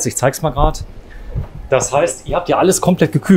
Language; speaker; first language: German; native; German